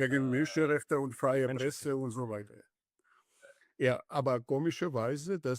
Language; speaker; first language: German; non-native, learner; Georgian